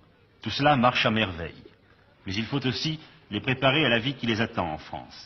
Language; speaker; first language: French; native; French